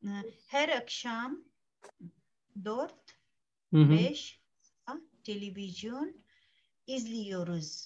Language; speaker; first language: Turkish; non-native, learner; Urdu